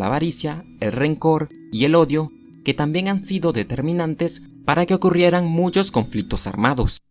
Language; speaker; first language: Spanish; native; Spanish